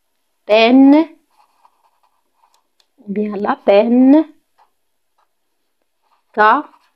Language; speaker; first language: French; non-native, local second language; Arabic